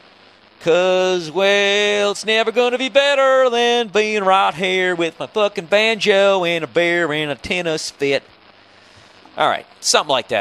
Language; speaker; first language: English; native; English